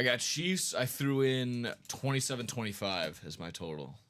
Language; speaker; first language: English; native; English